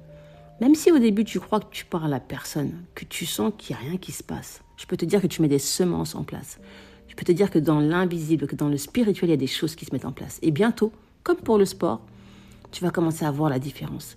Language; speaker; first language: French; native; French